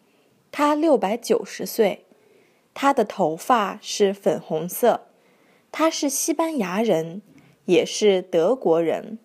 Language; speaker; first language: Chinese; non-native, learner; English